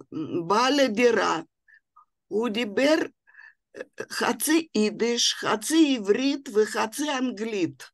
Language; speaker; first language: Hebrew; non-native, fluent; Yiddish